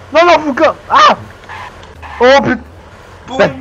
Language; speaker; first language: French; native; French